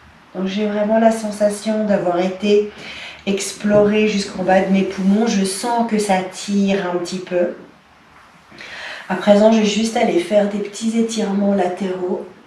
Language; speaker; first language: French; native; French